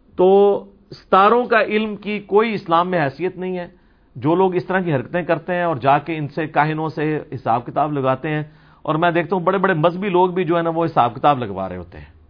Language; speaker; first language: Urdu; non-native, local second language; Punjabi